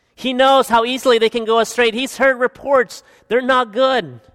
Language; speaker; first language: English; early bilingual, other home language; Spanish